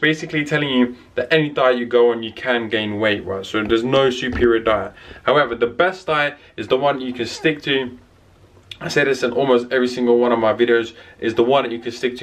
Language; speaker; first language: English; native; English